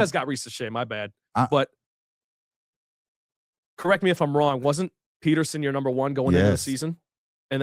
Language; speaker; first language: English; native; English